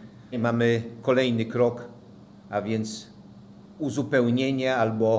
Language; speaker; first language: Polish; native; Polish